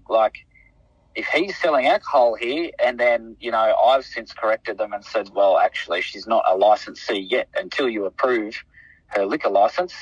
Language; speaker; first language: English; native; English